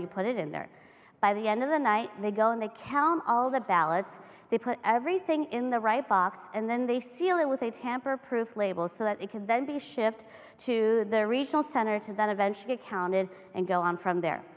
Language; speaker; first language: English; native; English